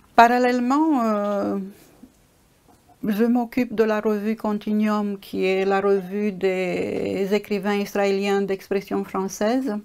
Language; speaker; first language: French; non-native, fluent; Romanian